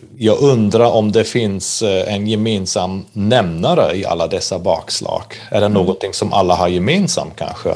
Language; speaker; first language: Swedish; non-native, fluent; German